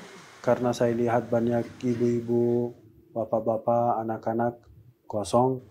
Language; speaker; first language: Indonesian; non-native, learner; Persian